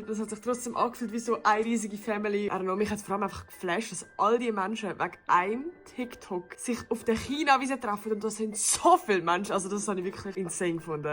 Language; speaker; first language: German; native; German